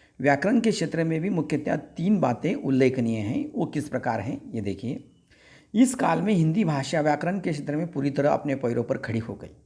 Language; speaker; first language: Hindi; non-native, local second language; Marathi